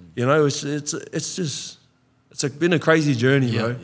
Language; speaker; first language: English; native; English